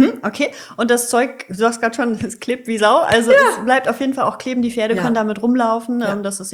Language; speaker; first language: German; native; German